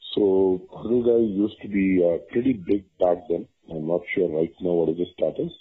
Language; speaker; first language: English; non-native, local second language; Tamil